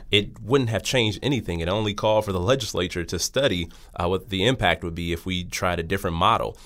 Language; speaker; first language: English; native; English